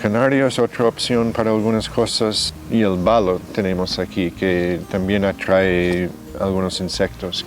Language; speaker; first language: Spanish; non-native, fluent; English